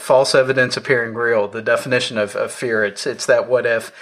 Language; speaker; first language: English; native; English